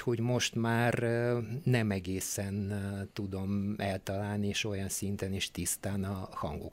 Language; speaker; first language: Hungarian; non-native, fluent; Bulgarian